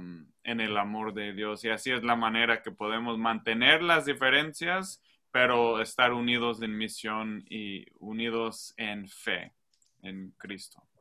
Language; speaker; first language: Spanish; non-native, fluent; English